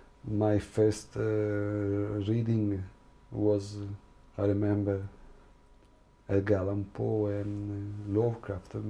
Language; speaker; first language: English; non-native, learner; Italian